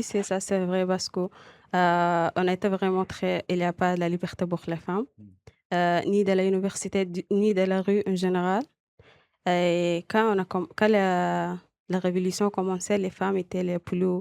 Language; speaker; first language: French; non-native, local second language; Arabic